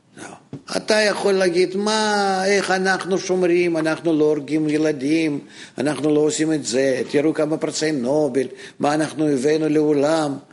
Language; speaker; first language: Hebrew; non-native, fluent; Russian